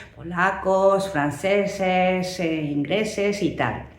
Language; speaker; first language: Spanish; non-native, fluent; Japanese